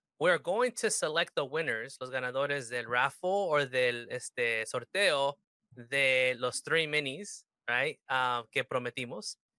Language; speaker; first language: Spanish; early bilingual, heritage; Spanish